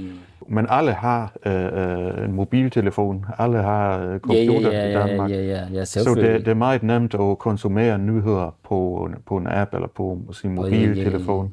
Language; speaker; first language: Danish; non-native, fluent; German